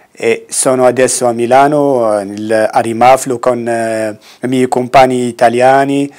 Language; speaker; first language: Italian; non-native, fluent; Arabic